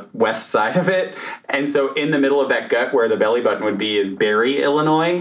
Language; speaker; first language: English; native; English